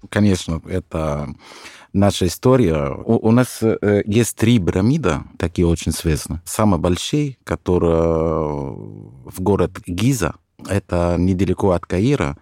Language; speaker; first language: Russian; non-native, fluent; Arabic